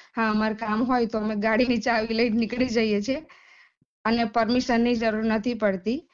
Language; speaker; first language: Gujarati; native; Gujarati